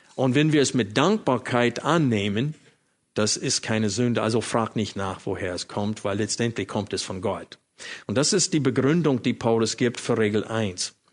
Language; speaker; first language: German; non-native, fluent; English